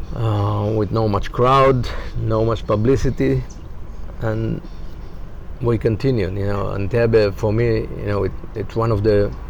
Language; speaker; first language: English; non-native, fluent; Hebrew